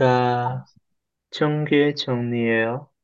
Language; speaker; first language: Korean; non-native, learner; Chinese